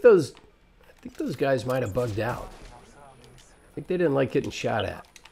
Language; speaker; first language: English; native; English